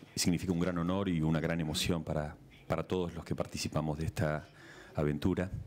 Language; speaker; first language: Spanish; native; Spanish